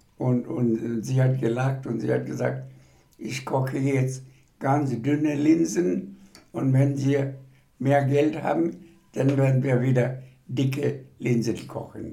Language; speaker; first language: German; non-native, fluent; Bangla